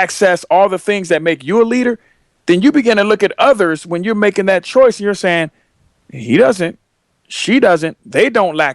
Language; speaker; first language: English; native; English